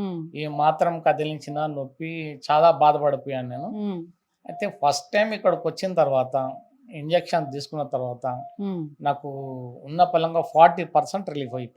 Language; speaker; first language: Telugu; native; Telugu